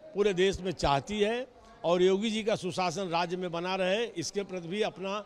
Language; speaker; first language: Hindi; native; Hindi